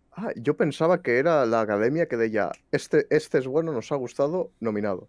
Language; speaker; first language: Spanish; non-native, local second language; Catalan